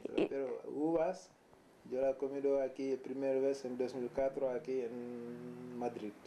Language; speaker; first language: Spanish; non-native, learner; Wolof